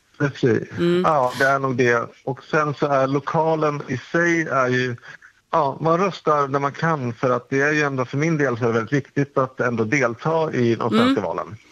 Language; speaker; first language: Swedish; native; Swedish